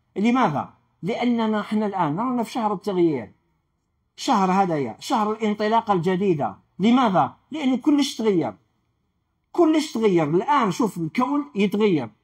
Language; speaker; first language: Arabic; native; Arabic